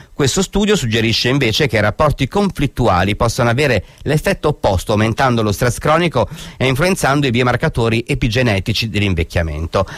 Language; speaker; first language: Italian; native; Italian